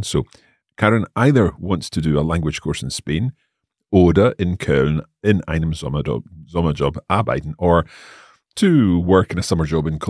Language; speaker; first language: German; non-native, learner; English